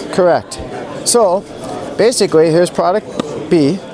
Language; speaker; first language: English; native; English